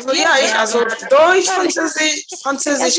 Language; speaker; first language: German; non-native, learner; French